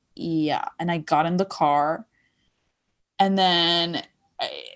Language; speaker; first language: English; non-native, fluent; Arabic